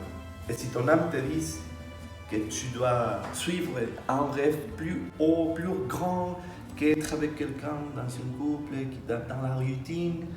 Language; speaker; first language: French; non-native, fluent; Spanish